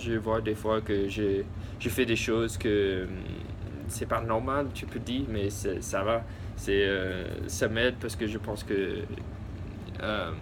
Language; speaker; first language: French; early bilingual, heritage; English